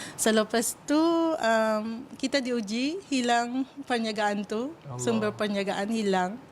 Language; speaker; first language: Malay; non-native, fluent; Filipino